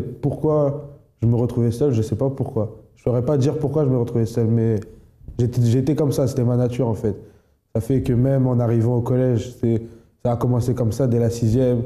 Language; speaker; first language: French; native; French